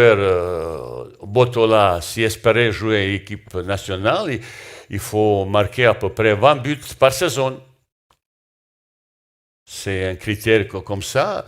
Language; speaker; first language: French; non-native, learner; Bosnian